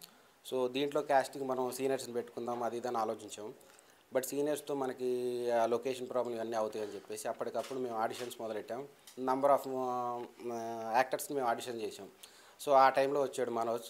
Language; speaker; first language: Telugu; native; Telugu